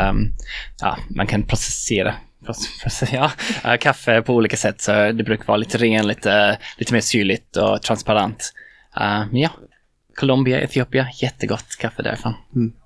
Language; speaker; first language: Swedish; non-native, fluent; English